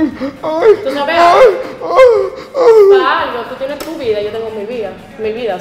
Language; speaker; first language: Spanish; native; Spanish